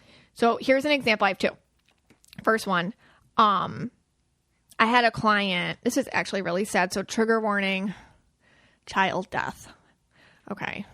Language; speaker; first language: English; native; English